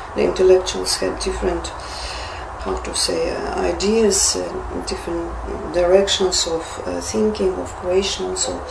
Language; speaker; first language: English; non-native, fluent; Russian